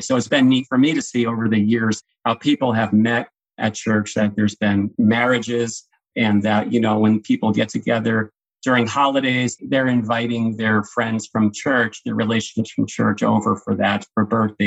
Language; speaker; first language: English; native; English